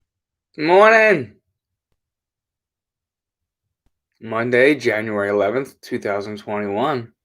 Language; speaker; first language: English; native; English